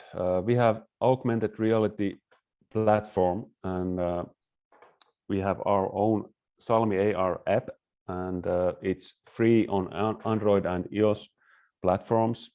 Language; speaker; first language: English; non-native, fluent; Finnish